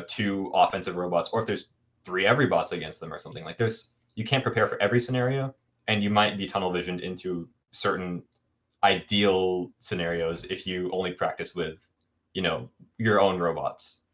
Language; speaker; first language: English; native; English